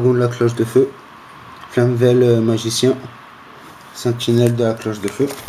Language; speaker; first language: French; native; French